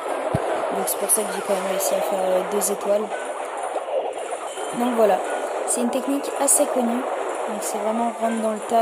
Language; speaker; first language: French; native; French